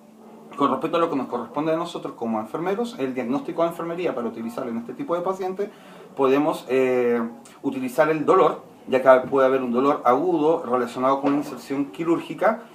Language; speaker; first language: Spanish; native; Spanish